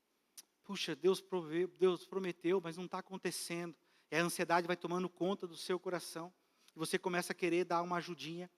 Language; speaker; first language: Portuguese; native; Portuguese